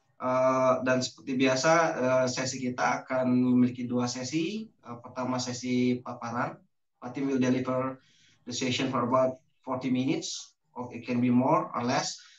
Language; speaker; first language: Indonesian; native; Indonesian